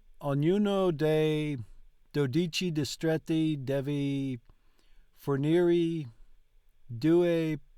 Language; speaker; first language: Italian; non-native, learner; English